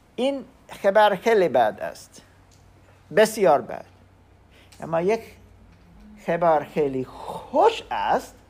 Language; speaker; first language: Persian; non-native, learner; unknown